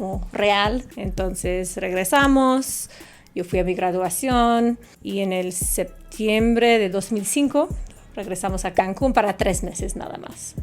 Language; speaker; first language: Spanish; non-native, fluent; English